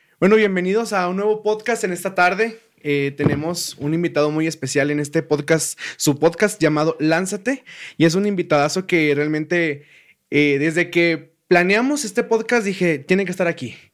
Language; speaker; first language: Spanish; native; Spanish